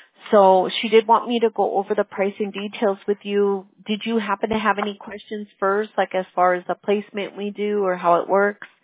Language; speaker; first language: English; early bilingual, other home language; Spanish